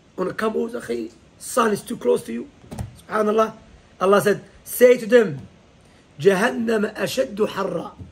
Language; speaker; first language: English; non-native, fluent; Arabic